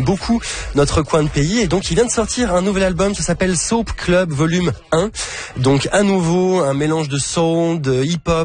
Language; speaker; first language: French; native; French